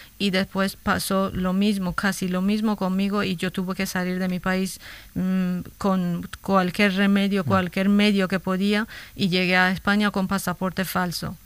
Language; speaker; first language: Spanish; non-native, fluent; Kurdish